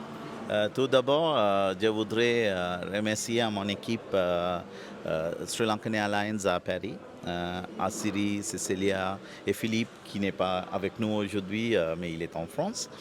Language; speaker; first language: French; non-native, fluent; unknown